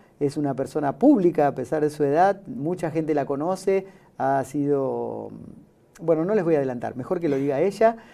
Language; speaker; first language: Spanish; native; Spanish